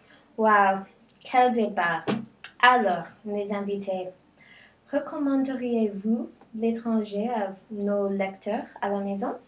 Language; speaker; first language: French; non-native, learner; English